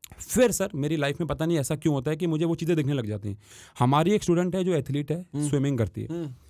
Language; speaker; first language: Hindi; native; Hindi